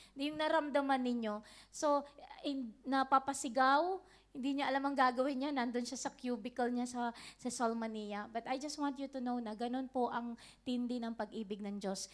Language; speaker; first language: Filipino; native; Filipino